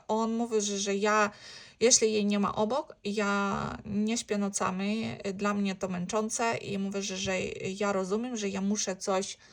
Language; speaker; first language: Polish; non-native, learner; Ukrainian